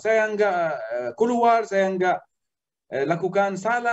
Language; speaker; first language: Indonesian; non-native, learner; Arabic